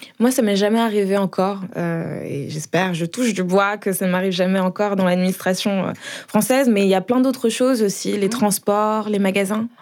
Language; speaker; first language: French; native; French